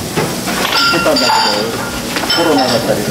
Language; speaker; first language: Japanese; native; Japanese